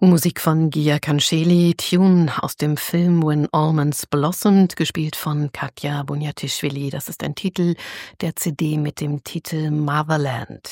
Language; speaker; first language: German; native; German